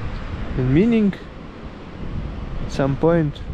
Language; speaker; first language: English; non-native, learner; Russian